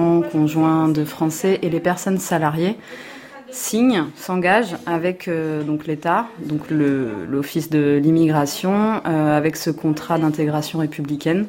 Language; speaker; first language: French; native; French